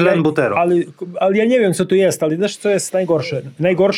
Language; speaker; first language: Polish; non-native, fluent; Serbian